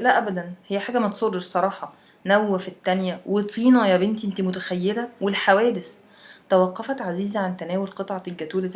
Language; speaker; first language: Arabic; native; Arabic